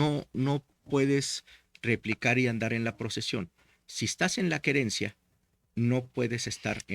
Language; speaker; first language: Spanish; native; Spanish